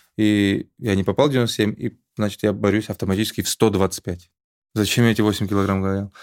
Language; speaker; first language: Russian; native; Russian